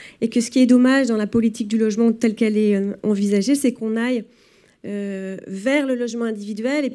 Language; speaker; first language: French; native; French